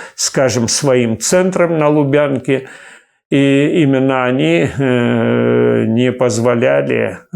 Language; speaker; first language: Russian; non-native, local second language; Crimean Tatar